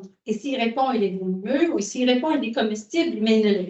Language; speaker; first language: French; native; French